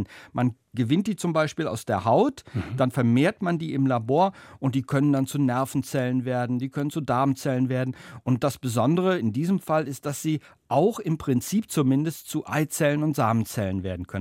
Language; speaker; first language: German; native; German